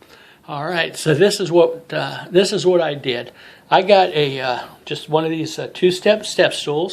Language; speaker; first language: English; native; English